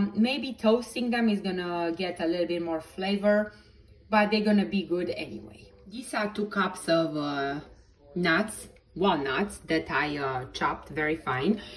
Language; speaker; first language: English; non-native, fluent; Romanian